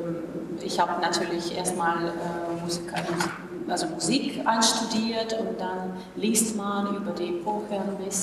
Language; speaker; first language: German; non-native, fluent; Russian